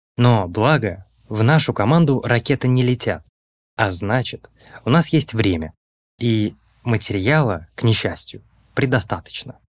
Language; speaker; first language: Russian; native; Russian